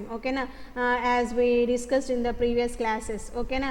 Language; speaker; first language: English; non-native, local second language; Telugu